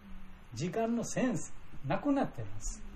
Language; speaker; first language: Japanese; non-native, learner; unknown